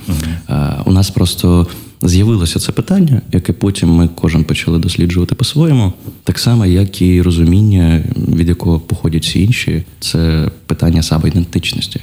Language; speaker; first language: Ukrainian; non-native, local second language; Russian